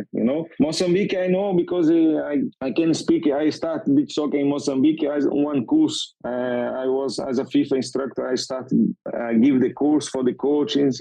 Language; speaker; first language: English; non-native, learner; Portuguese